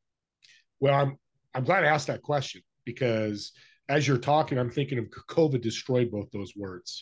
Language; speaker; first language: English; native; English